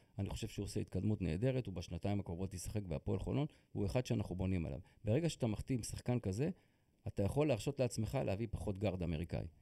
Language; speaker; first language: Hebrew; native; Hebrew